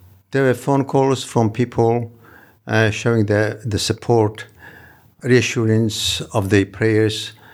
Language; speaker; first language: English; non-native, fluent; Polish